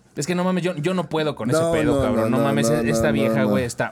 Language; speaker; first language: Spanish; native; Spanish